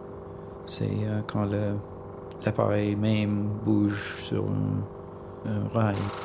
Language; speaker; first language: French; non-native, fluent; English